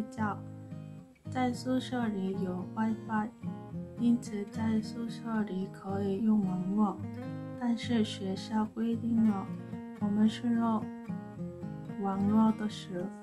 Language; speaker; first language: Chinese; non-native, learner; Korean